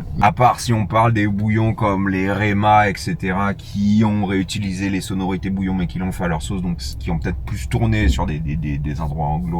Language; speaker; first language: French; native; French